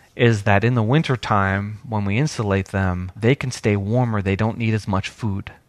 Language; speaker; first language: English; native; English